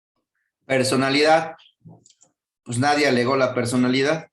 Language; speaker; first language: Spanish; native; Spanish